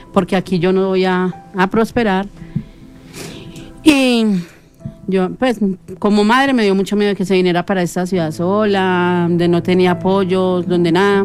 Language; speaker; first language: Spanish; native; Spanish